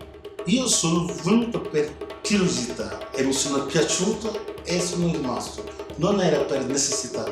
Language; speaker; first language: Italian; non-native, fluent; Wolof